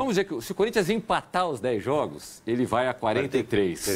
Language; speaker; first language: Portuguese; native; Portuguese